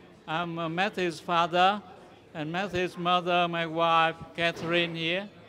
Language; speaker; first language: English; non-native, fluent; Vietnamese